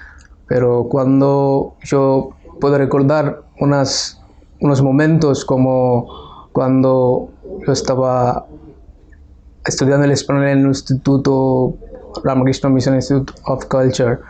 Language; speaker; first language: Spanish; non-native, fluent; Bangla